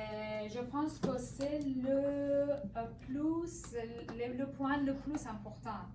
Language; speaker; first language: French; non-native, learner; Persian